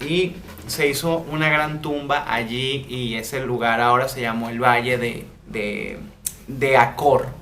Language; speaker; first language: Spanish; native; Spanish